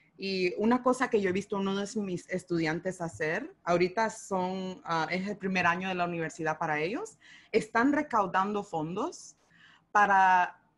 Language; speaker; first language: Spanish; early bilingual, heritage; Spanish